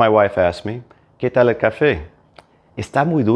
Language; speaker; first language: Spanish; non-native, fluent; English